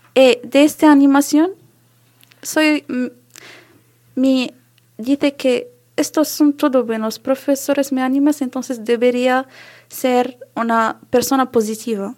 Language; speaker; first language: Spanish; non-native, learner; Arabic